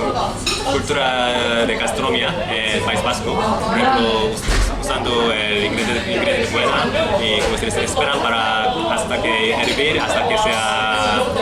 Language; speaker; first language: Spanish; non-native, fluent; Korean